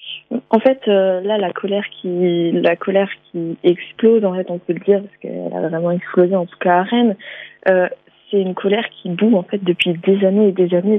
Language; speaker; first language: French; native; French